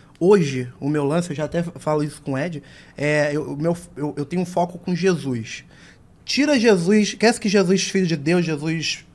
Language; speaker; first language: Portuguese; native; Portuguese